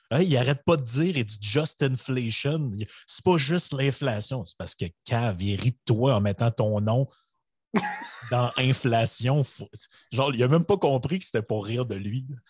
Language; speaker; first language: French; native; French